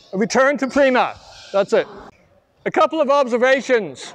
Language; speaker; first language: English; native; English